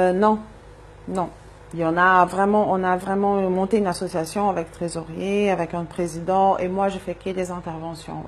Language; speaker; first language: French; non-native, fluent; Portuguese